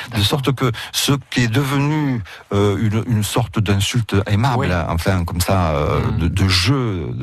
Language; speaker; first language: French; early bilingual, other home language; Catalan